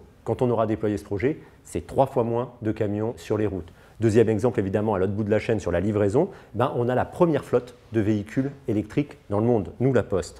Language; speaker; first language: French; native; French